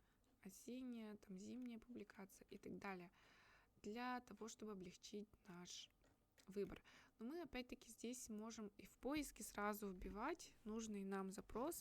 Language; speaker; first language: Russian; native; Russian